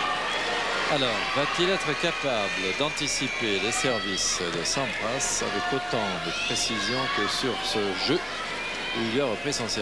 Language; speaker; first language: French; native; French